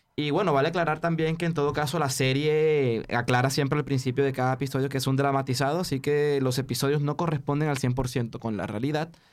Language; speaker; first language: Spanish; native; Spanish